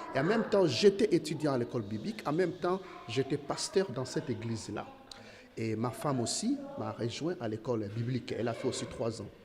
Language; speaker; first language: French; non-native, local second language; Lingala